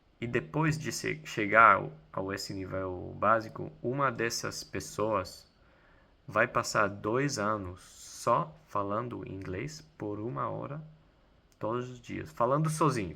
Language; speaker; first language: Portuguese; non-native, fluent; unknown